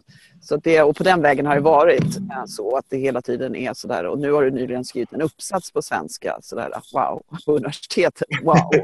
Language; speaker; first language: Swedish; native; Swedish